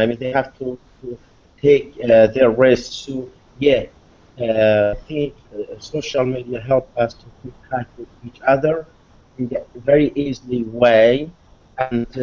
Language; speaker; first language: English; non-native, learner; Arabic